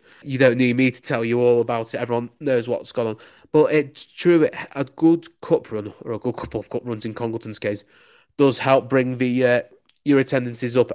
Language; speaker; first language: English; native; English